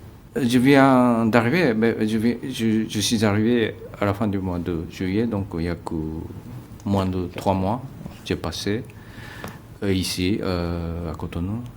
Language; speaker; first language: French; non-native, fluent; Japanese